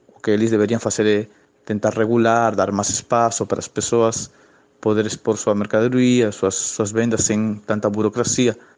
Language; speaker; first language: Portuguese; non-native, fluent; Spanish